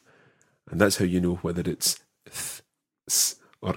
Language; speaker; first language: English; native; English